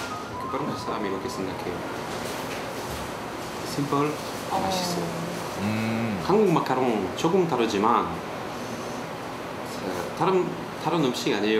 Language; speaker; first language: Korean; non-native, learner; French